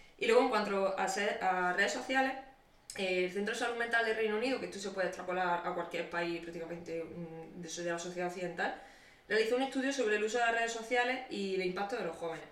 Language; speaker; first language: Spanish; native; Spanish